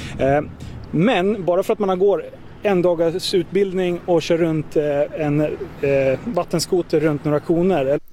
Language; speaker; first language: Swedish; native; Swedish